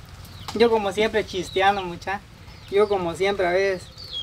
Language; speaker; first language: Spanish; native; Spanish